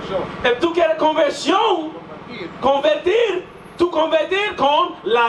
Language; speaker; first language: Spanish; non-native, learner; English